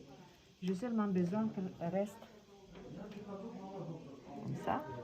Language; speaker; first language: French; non-native, fluent; Romanian